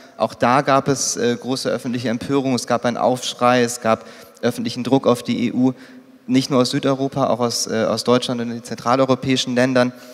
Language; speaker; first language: German; native; German